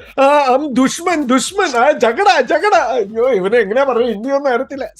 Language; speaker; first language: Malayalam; early bilingual, heritage; Malayalam